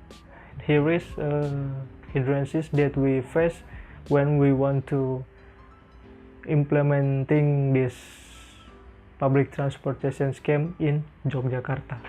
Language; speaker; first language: English; non-native, learner; Indonesian